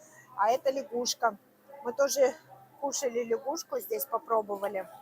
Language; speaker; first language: Russian; native; Russian